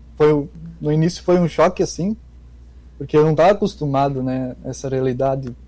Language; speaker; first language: Portuguese; native; Portuguese